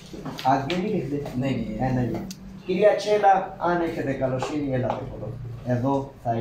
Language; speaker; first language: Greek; non-native, learner; Urdu